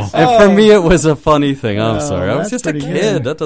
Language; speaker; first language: English; native; English